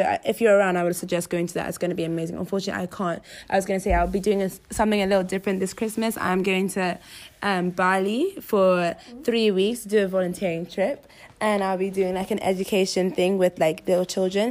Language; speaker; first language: English; non-native, local second language; Yoruba